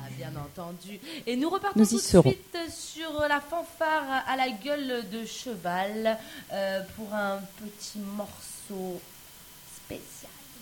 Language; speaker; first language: French; native; French